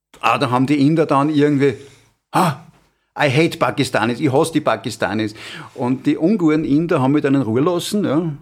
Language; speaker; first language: German; native; German